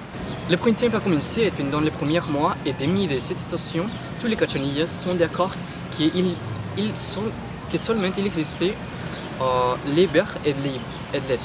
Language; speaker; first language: French; non-native, learner; Spanish